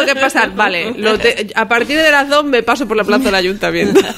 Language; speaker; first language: Spanish; native; Spanish